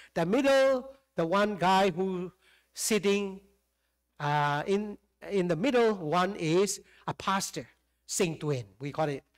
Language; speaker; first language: English; non-native, fluent; Burmese